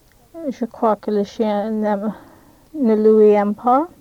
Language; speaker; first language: French; non-native, learner; English